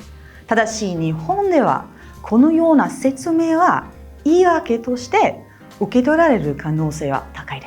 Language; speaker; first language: Japanese; non-native, fluent; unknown